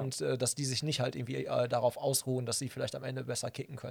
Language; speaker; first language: German; native; German